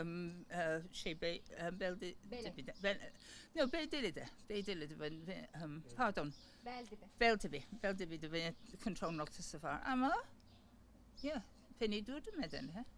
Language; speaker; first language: Turkish; non-native, learner; English